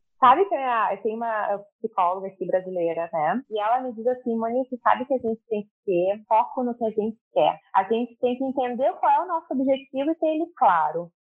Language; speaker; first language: Portuguese; native; Portuguese